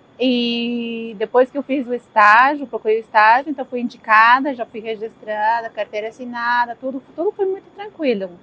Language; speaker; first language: Portuguese; early bilingual, other home language; Spanish